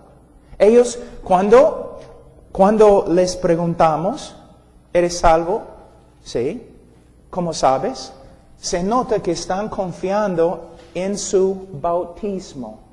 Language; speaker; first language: Spanish; non-native, fluent; English